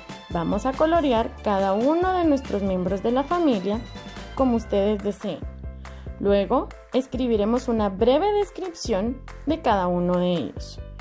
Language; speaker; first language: Spanish; native; Spanish